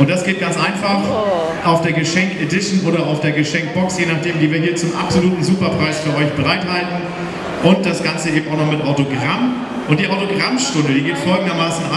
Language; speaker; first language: German; native; German